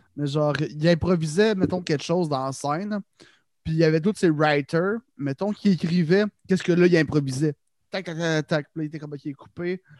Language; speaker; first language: French; native; French